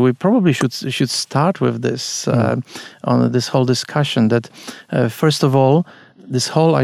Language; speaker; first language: English; non-native, fluent; Polish